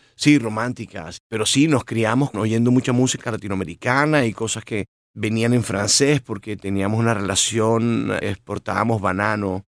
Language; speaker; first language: Spanish; native; Spanish